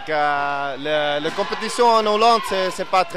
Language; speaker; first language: French; non-native, learner; Dutch